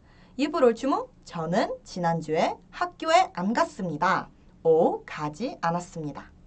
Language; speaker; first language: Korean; early bilingual, heritage; Korean